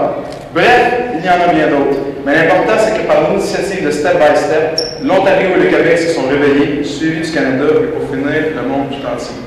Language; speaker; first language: French; native; French